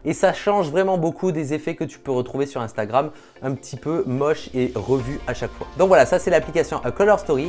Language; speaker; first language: French; native; French